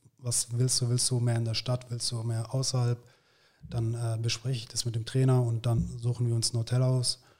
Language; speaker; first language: German; early bilingual, other home language; Turkish